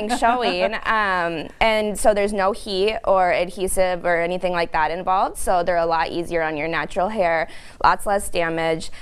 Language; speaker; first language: English; native; English